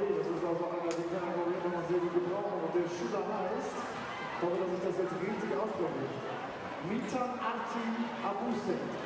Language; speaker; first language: German; native; German